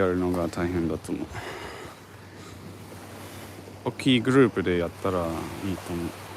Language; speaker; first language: Japanese; non-native, fluent; English